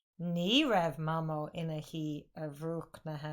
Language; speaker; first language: Irish; non-native, local second language; English